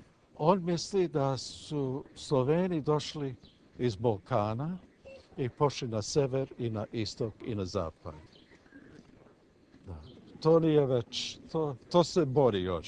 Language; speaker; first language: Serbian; early bilingual, heritage; English